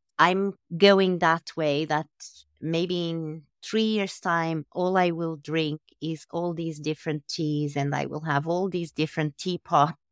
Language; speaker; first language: English; non-native, fluent; Portuguese